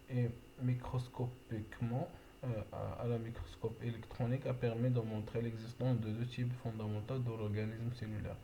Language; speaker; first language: French; non-native, local second language; Arabic